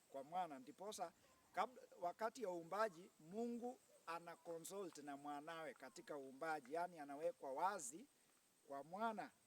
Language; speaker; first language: Swahili; non-native, local second language; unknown